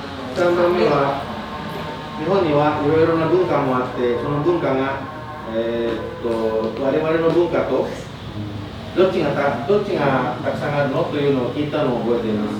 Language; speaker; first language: Japanese; non-native, fluent; Indonesian